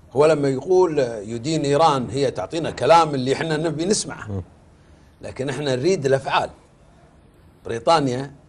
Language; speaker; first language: Arabic; native; Arabic